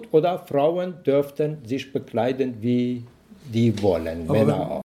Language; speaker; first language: German; non-native, learner; Persian